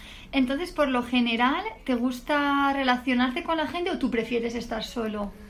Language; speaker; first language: Spanish; native; Spanish